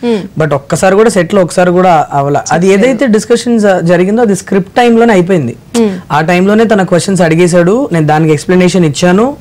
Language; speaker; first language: Telugu; native; Telugu